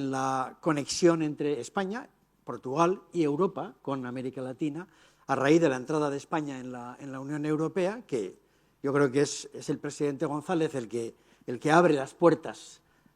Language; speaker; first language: Spanish; native; Spanish